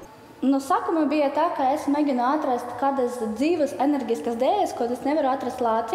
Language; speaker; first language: Latvian; non-native, local second language; Russian